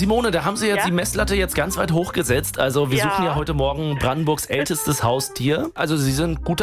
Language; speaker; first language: German; native; German